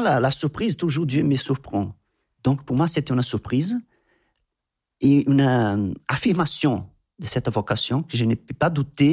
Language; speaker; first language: French; non-native, fluent; Portuguese